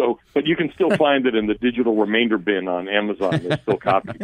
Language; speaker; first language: English; early bilingual, other home language; Armenian